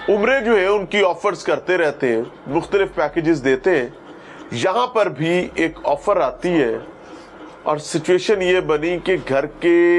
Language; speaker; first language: Urdu; native; Urdu